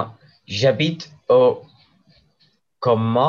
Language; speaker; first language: French; non-native, learner; Spanish